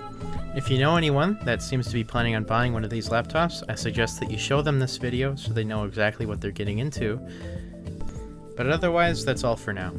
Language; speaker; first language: English; native; English